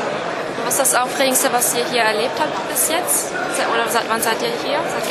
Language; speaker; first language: German; native; German